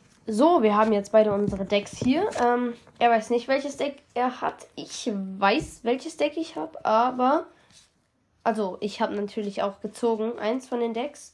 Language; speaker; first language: German; native; German